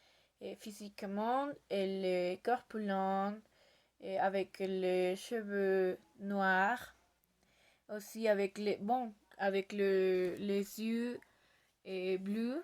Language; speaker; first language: French; non-native, learner; Spanish